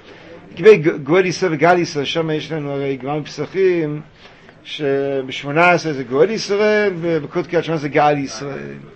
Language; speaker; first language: Hebrew; native; Hebrew